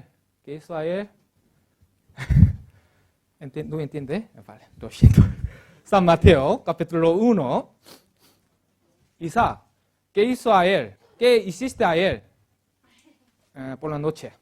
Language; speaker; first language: Spanish; non-native, learner; Korean